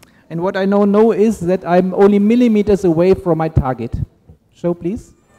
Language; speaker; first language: English; non-native, fluent; German